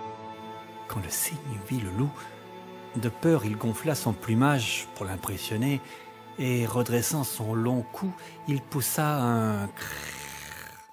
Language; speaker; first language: French; native; French